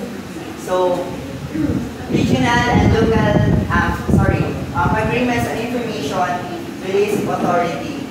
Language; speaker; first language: English; non-native, local second language; Filipino